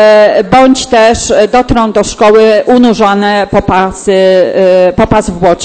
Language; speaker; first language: Polish; native; Polish